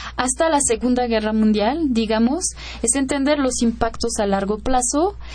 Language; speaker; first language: Spanish; non-native, fluent; French